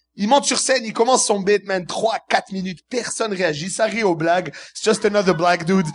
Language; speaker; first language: French; early bilingual, other home language; Arabic